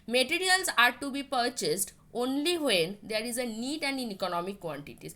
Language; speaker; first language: English; non-native, local second language; Bangla